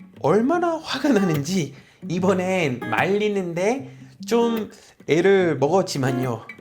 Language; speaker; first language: Korean; native; Korean